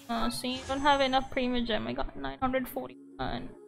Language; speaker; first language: English; non-native, local second language; Filipino